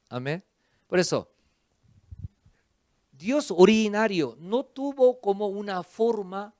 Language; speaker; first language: Spanish; non-native, fluent; Korean